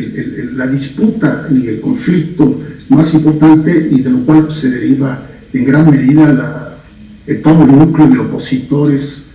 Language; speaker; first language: Spanish; native; Spanish